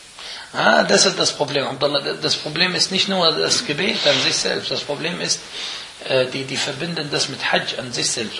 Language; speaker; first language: German; non-native, fluent; Arabic